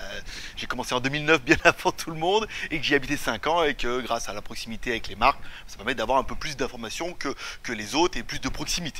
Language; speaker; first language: French; native; French